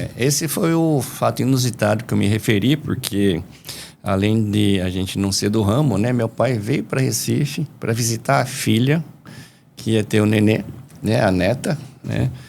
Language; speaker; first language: Portuguese; early bilingual, other home language; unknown